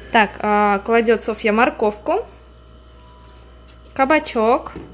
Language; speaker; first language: Russian; native; Russian